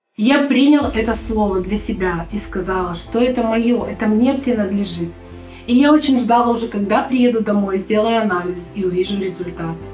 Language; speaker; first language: Russian; native; Russian